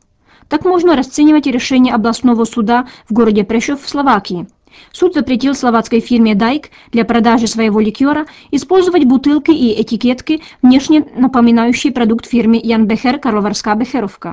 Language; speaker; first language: Russian; native; Russian